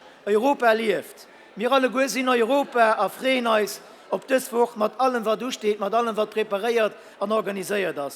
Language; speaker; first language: German; non-native, local second language; Luxembourgish